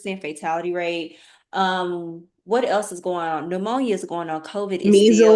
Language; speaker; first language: English; native; English